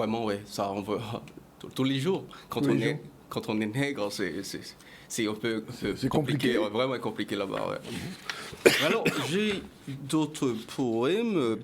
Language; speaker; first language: French; non-native, local second language; Haitian Creole